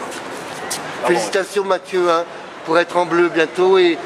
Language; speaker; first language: French; native; French